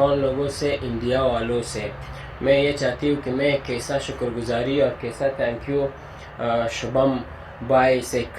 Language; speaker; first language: Hindi; non-native, learner; Persian